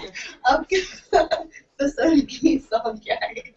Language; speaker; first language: Hindi; non-native, learner; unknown